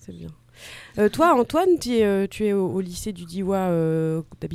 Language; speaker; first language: French; native; French